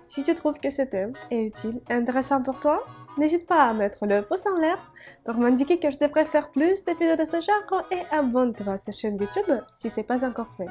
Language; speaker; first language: French; non-native, fluent; Russian